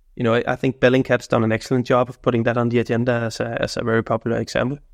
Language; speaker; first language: English; non-native, fluent; Danish